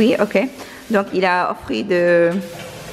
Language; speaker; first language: French; non-native, learner; English